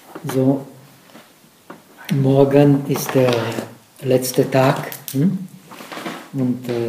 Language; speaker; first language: German; non-native, fluent; Czech